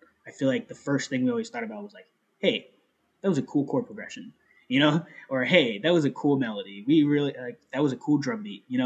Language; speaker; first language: English; native; English